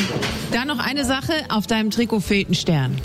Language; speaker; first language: German; native; German